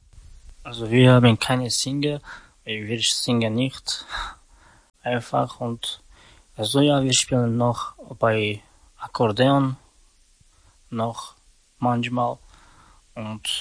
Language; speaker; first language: German; non-native, learner; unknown